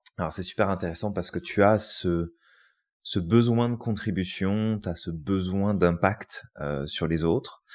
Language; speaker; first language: French; native; French